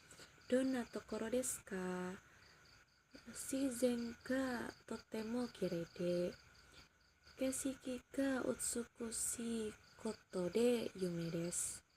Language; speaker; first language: Japanese; non-native, learner; Indonesian